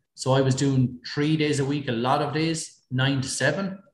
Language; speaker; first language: English; native; English